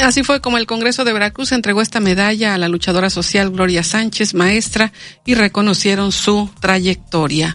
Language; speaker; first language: Spanish; native; Spanish